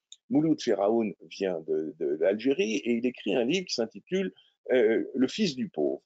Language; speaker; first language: French; native; French